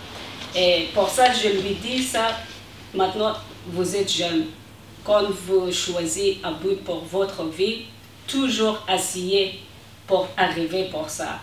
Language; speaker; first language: French; non-native, learner; Persian